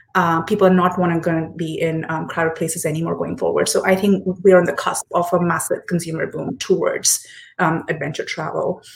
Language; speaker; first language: English; non-native, local second language; Hindi